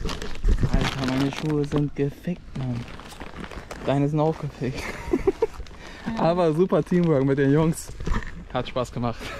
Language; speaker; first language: German; native; German